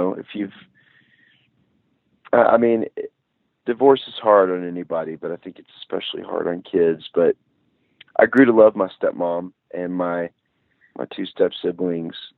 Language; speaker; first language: English; native; English